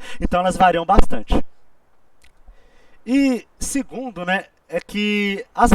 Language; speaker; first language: Portuguese; native; Portuguese